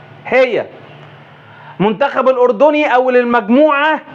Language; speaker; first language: Arabic; native; Arabic